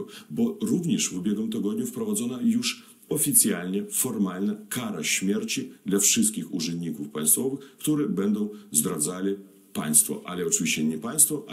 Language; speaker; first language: Polish; non-native, fluent; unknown